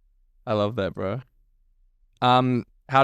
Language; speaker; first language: English; native; English